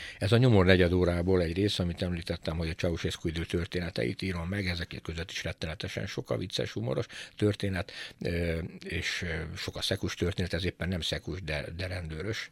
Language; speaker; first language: Hungarian; native; Hungarian